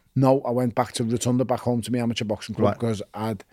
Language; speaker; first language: English; native; English